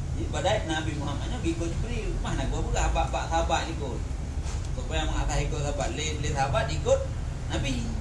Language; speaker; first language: Malay; non-native, local second language; Achinese